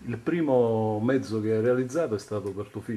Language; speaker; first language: Italian; native; Italian